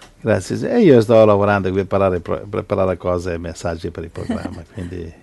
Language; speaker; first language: Italian; native; Italian